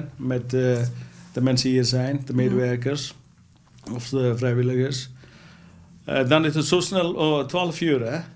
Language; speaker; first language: Dutch; non-native, fluent; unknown